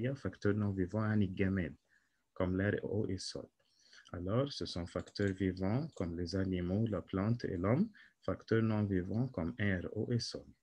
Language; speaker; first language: French; non-native, local second language; Arabic